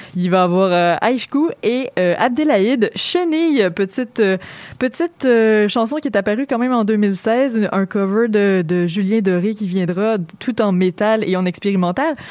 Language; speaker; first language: French; native; French